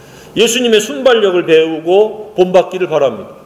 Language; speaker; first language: Korean; native; Korean